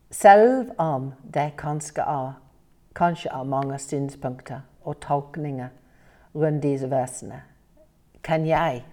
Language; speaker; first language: Norwegian; non-native, fluent; English